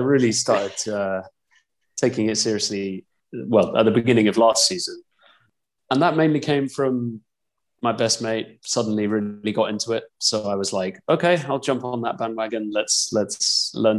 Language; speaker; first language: English; native; English